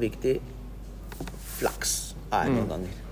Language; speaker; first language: Norwegian; non-native, fluent; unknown